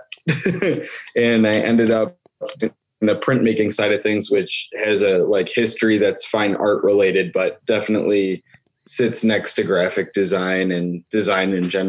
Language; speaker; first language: English; native; English